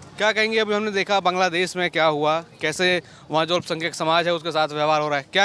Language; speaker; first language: Hindi; native; Hindi